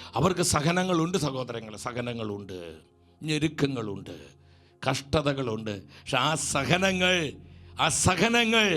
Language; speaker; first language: Malayalam; native; Malayalam